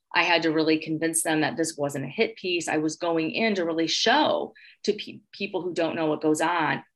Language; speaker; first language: English; native; English